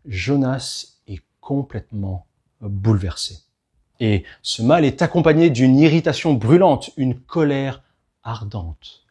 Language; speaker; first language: French; native; French